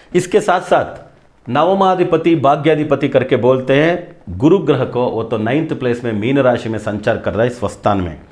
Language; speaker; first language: Hindi; non-native, local second language; Kannada